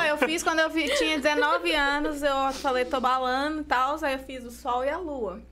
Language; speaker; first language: Portuguese; native; Portuguese